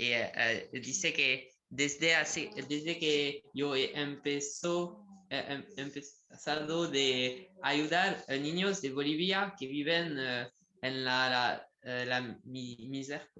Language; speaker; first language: Spanish; non-native, learner; French